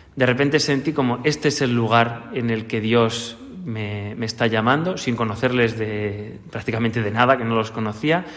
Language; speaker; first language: Spanish; native; Spanish